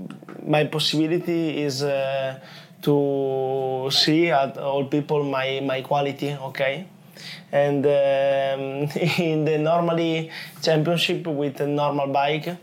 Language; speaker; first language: English; non-native, learner; Italian